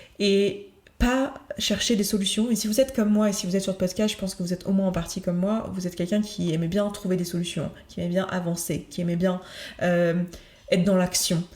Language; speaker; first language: French; native; French